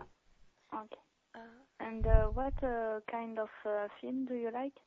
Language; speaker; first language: English; non-native, learner; French